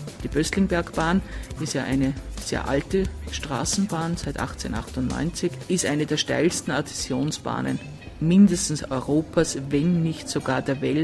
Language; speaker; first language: German; native; German